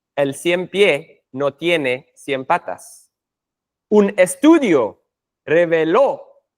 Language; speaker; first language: Spanish; non-native, fluent; English